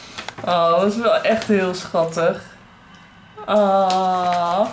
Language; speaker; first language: Dutch; native; Dutch